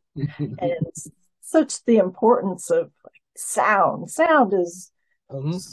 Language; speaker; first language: English; native; English